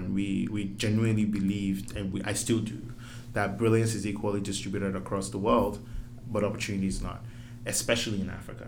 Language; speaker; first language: English; non-native, local second language; Yoruba